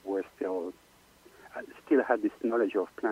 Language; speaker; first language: English; non-native, fluent; French